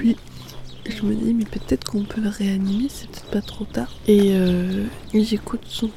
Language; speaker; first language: French; native; French